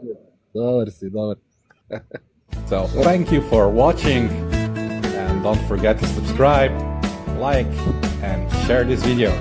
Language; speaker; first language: English; non-native, fluent; Slovenian